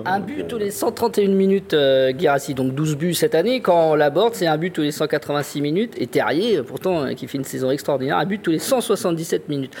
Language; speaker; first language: French; native; French